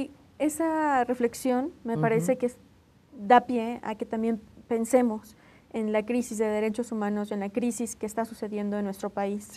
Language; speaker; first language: Spanish; native; Spanish